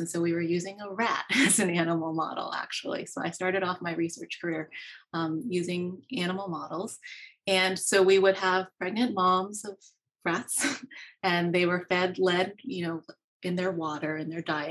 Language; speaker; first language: English; native; English